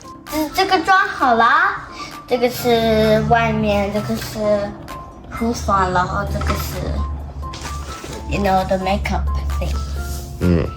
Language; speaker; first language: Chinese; early bilingual, heritage; Chinese